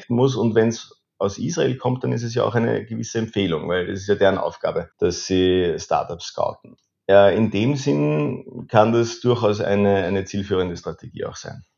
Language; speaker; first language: German; native; German